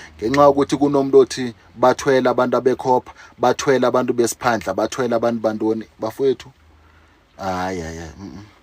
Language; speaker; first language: Zulu; non-native, local second language; Xhosa